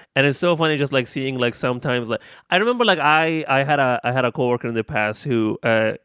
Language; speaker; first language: English; non-native, fluent; Arabic